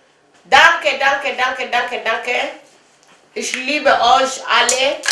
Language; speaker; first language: German; non-native, learner; Lingala